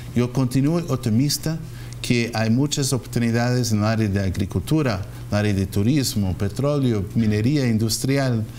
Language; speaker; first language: Spanish; non-native, fluent; English